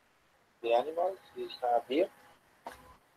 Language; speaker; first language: English; non-native, learner; Spanish